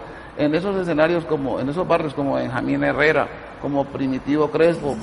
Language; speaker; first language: Spanish; native; Spanish